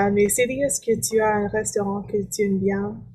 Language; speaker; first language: French; non-native, learner; English